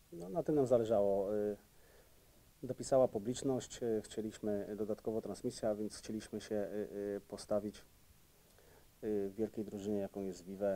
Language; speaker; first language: Polish; native; Polish